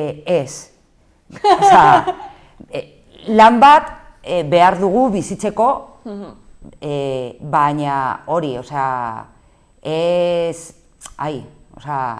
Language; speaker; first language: Basque; non-native, local second language; Spanish